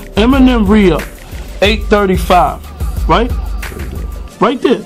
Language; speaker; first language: English; native; English